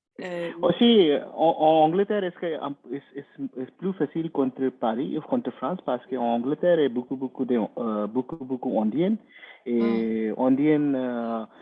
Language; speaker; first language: French; non-native, learner; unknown